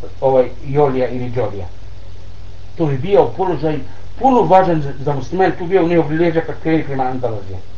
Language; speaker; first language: Bosnian; non-native, learner; Arabic